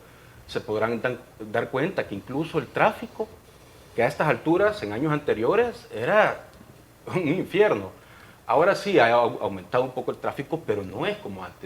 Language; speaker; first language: Spanish; native; Spanish